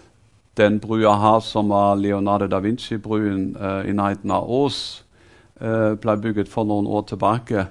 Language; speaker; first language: Norwegian; non-native, fluent; German